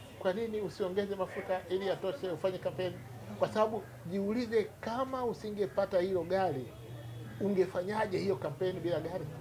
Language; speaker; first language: Swahili; native; Swahili